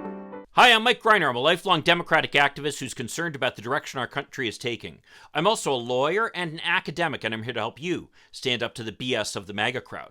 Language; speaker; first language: English; native; English